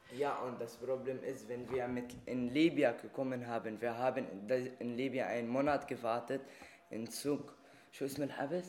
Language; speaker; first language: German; non-native, learner; Arabic